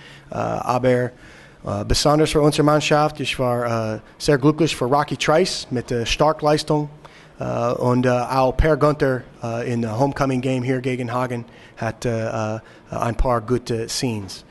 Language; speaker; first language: German; non-native, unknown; English